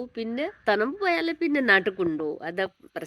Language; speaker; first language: Malayalam; non-native, learner; Hindi